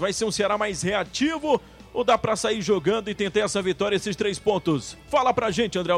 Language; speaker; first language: Portuguese; native; Portuguese